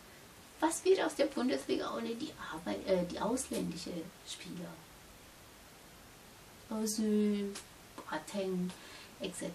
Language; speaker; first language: German; non-native, fluent; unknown